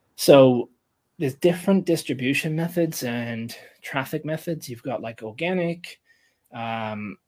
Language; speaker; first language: English; native; English